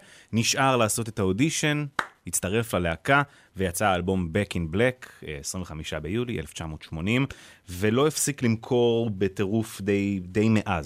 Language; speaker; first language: Hebrew; native; Hebrew